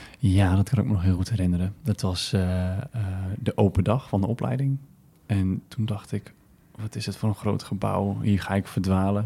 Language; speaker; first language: Dutch; early bilingual, other home language; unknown